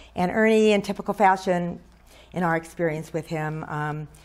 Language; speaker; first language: English; native; English